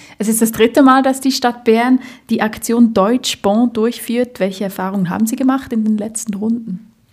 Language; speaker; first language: German; native; German